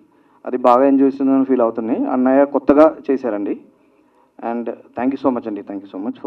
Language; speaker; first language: Telugu; non-native, learner; Malayalam